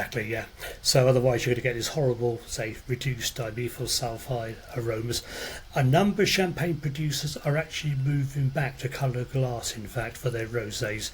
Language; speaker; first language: English; native; English